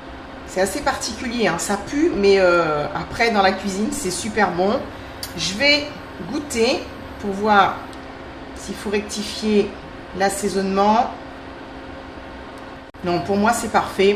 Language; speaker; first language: French; native; French